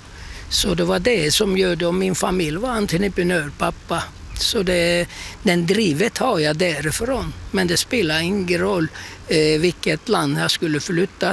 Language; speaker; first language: Swedish; non-native, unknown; Turkish